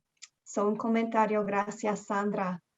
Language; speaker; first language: Spanish; early bilingual, heritage; Spanish